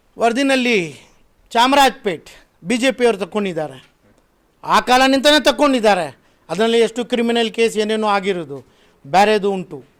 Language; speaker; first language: Kannada; non-native, local second language; Urdu